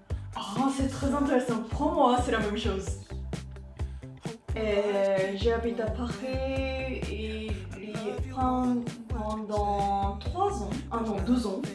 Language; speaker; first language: French; non-native, learner; Japanese